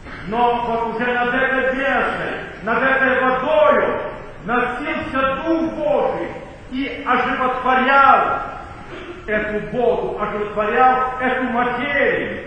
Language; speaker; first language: Russian; native; Russian